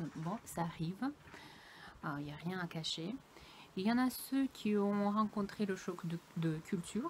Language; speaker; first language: French; non-native, fluent; Russian